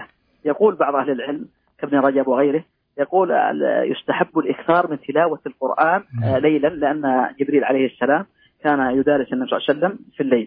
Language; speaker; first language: Arabic; native; Arabic